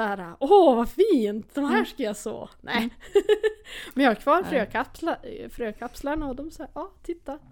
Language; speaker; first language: Swedish; native; Swedish